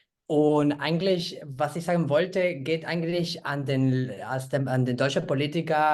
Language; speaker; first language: German; non-native, fluent; Spanish